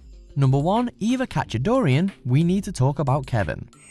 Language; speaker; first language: English; native; English